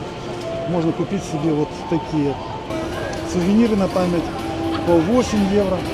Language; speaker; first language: Russian; native; Russian